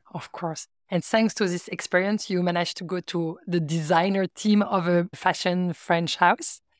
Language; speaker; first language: English; non-native, fluent; French